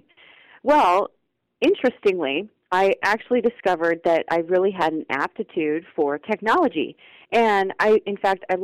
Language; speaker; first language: English; native; English